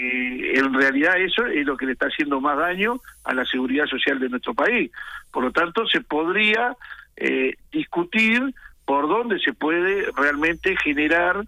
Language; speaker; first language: Spanish; native; Spanish